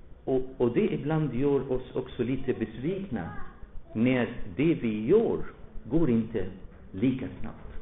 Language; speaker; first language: Swedish; non-native, fluent; Arabic